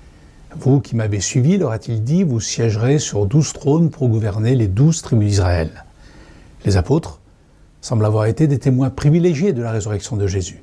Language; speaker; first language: French; native; French